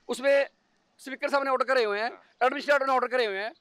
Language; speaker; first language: Hindi; native; Hindi